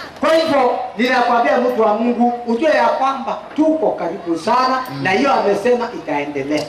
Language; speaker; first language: Swahili; non-native, local second language; Kamba